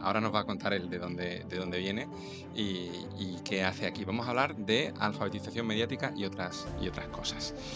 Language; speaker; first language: Spanish; native; Spanish